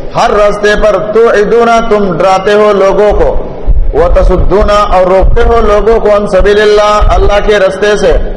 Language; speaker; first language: Urdu; non-native, local second language; Pashto